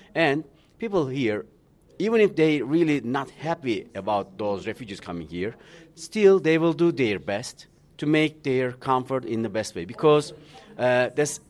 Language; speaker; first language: English; non-native, fluent; Turkish